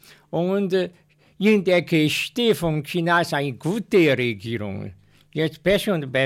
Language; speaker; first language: German; non-native, learner; Chinese